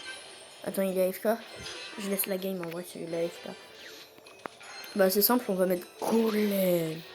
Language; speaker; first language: French; native; French